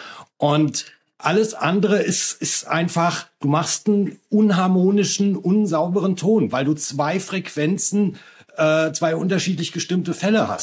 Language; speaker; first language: German; native; German